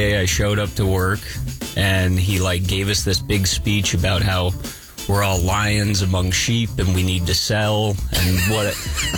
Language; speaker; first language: English; native; English